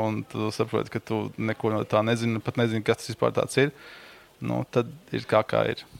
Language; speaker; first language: Latvian; native; Latvian